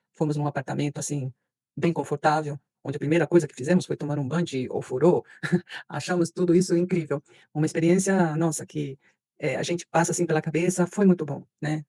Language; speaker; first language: Portuguese; early bilingual, other home language; Spanish